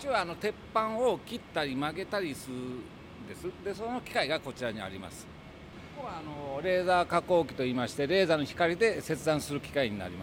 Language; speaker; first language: Japanese; native; Japanese